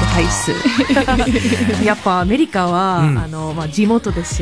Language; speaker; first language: Japanese; non-native, learner; English